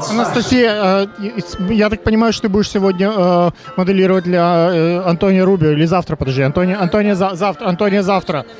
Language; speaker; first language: Russian; native; Russian